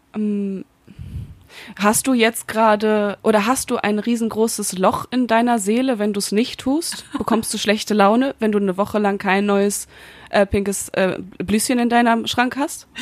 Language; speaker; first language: German; native; German